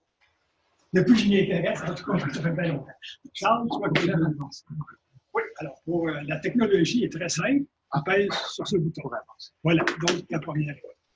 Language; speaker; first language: French; native; French